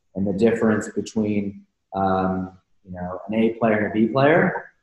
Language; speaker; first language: English; native; English